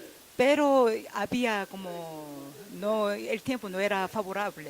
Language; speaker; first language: Spanish; non-native, fluent; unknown